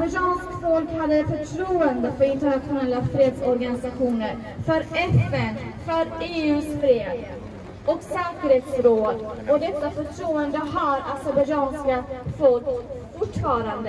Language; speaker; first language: Swedish; non-native, fluent; Azerbaijani